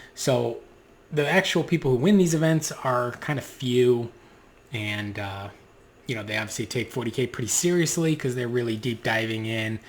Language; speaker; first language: English; native; English